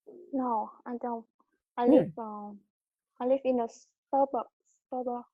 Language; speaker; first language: English; non-native, learner; Vietnamese